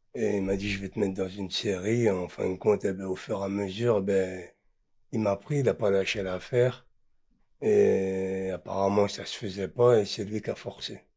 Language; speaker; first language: French; native; French